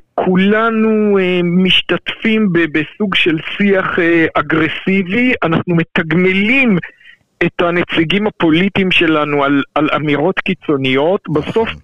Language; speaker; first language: Hebrew; native; Hebrew